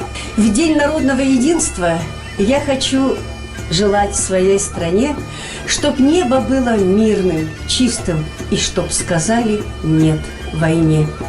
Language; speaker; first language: Russian; native; Russian